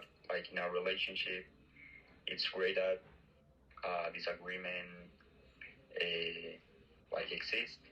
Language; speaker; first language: English; non-native, fluent; Spanish